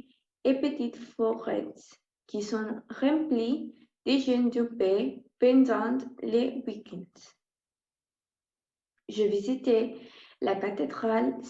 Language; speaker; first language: French; non-native, learner; Spanish